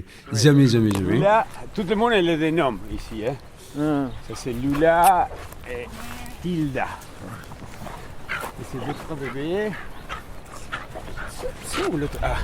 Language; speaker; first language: French; non-native, fluent; Spanish